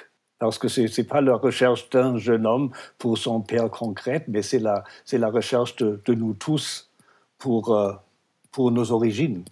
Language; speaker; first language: French; non-native, fluent; German